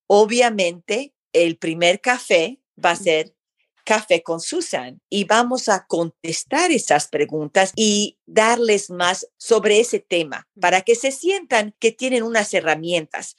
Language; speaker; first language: Spanish; early bilingual, heritage; Spanish